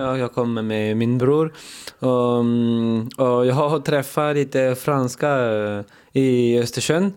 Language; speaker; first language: Swedish; early bilingual, heritage; French